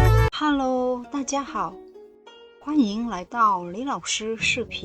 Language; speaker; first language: Chinese; non-native, fluent; Indonesian